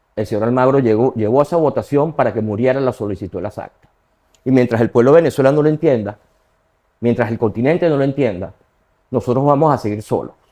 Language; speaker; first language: Spanish; native; Spanish